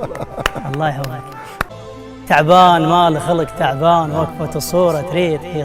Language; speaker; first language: Arabic; native; Arabic